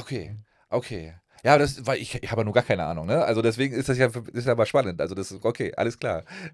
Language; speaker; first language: German; native; German